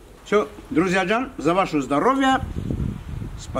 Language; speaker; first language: Russian; non-native, fluent; Armenian